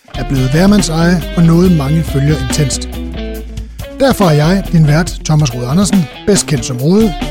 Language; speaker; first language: Danish; native; Danish